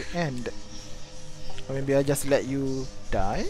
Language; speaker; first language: English; non-native, local second language; Malay